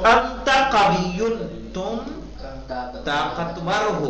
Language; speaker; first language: Urdu; native; Urdu